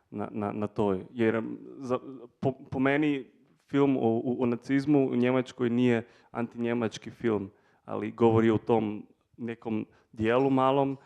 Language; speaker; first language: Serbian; early bilingual, heritage; Serbian